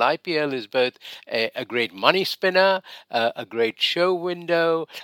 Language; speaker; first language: English; non-native, local second language; Bangla